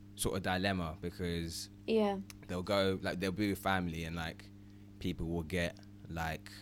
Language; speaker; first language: English; early bilingual, other home language; Ganda